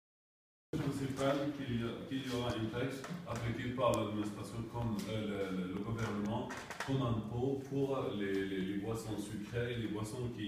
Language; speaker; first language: French; non-native, learner; Arabic